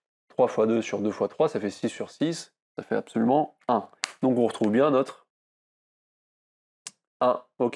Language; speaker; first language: French; native; French